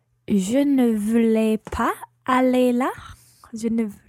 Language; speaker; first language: French; non-native, learner; English